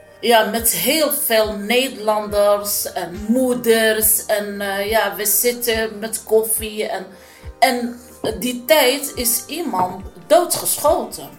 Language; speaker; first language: Dutch; non-native, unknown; Arabic